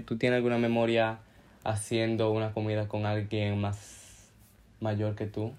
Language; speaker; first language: Spanish; early bilingual, heritage; Spanish